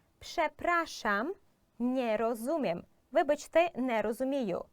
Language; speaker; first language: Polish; non-native, fluent; Ukrainian